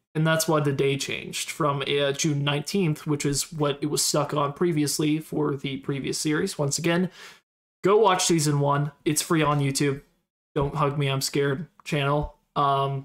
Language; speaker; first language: English; native; English